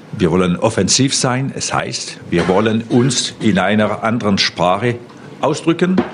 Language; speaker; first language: German; non-native, local second language; French